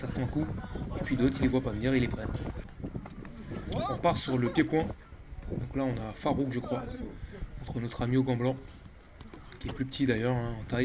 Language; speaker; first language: French; native; French